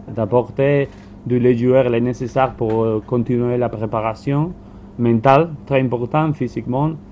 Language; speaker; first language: French; non-native, learner; Spanish